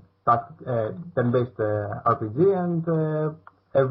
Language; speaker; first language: English; non-native, fluent; Greek